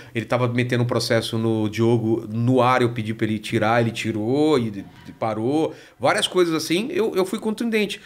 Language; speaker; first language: Portuguese; native; Portuguese